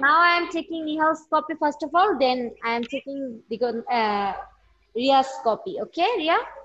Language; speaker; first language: English; non-native, local second language; Bangla